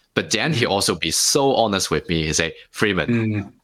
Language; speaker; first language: English; non-native, local second language; Cantonese